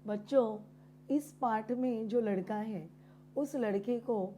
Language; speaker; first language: Hindi; non-native, local second language; Marathi